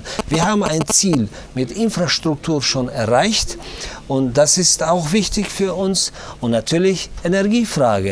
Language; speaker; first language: German; non-native, fluent; Tajik